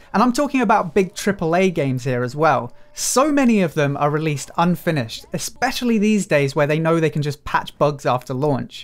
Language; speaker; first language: English; native; English